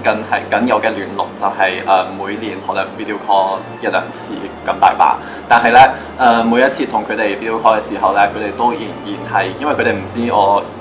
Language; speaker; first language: Cantonese; native; Cantonese